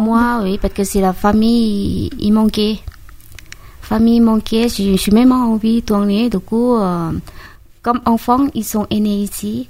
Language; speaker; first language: French; non-native, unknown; Thai